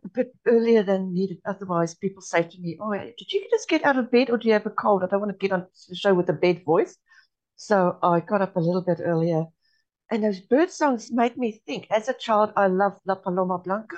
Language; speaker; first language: English; non-native, local second language; Afrikaans